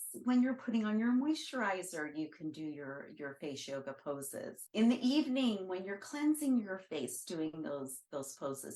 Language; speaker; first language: English; native; English